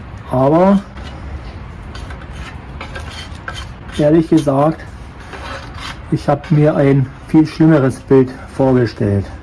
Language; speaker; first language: German; native; German